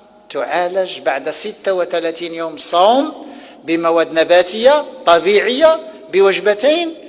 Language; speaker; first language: Arabic; native; Arabic